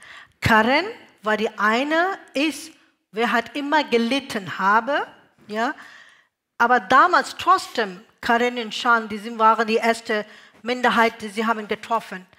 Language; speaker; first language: German; non-native, learner; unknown